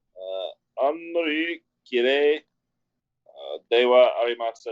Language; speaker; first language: Japanese; non-native, learner; English